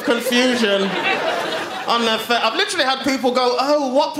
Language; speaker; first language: English; native; English